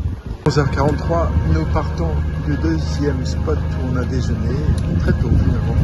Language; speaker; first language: French; native; French